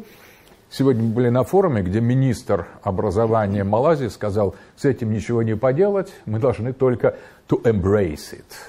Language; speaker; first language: Russian; native; Russian